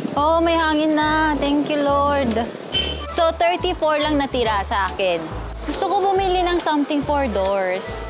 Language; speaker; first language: Filipino; non-native, fluent; Korean